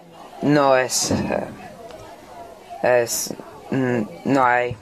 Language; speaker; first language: Spanish; non-native, learner; English